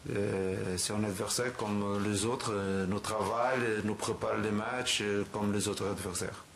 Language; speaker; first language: French; non-native, learner; Portuguese